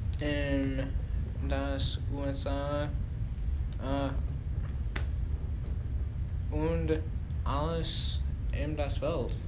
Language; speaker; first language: German; non-native, learner; English